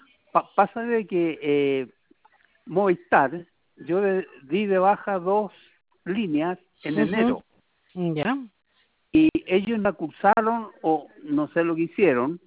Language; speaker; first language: Spanish; native; Spanish